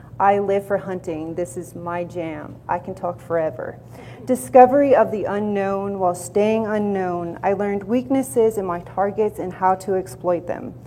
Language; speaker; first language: English; native; English